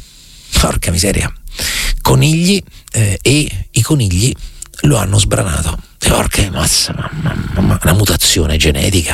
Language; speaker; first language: Italian; native; Italian